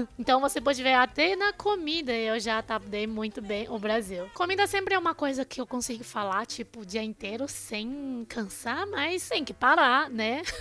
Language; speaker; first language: Portuguese; non-native, fluent; Chinese